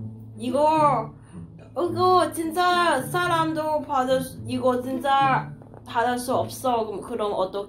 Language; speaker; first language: Korean; non-native, learner; Cantonese